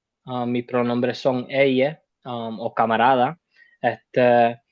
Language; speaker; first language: Spanish; early bilingual, heritage; Spanish